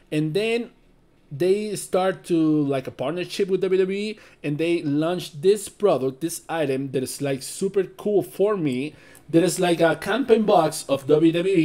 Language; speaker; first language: English; non-native, learner; Spanish